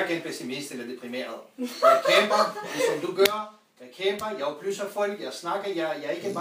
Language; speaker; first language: Danish; non-native, fluent; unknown